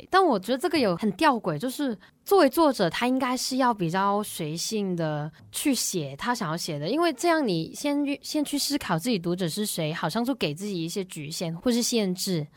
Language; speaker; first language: Chinese; non-native, local second language; Cantonese